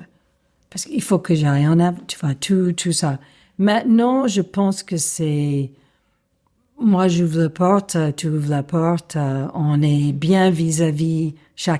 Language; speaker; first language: French; non-native, fluent; English